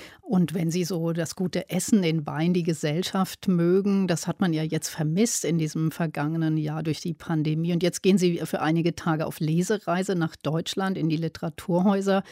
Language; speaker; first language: German; native; German